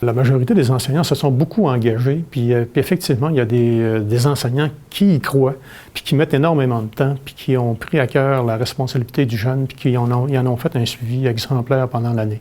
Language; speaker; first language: French; native; French